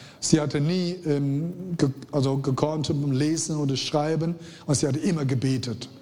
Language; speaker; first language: German; non-native, fluent; Chinese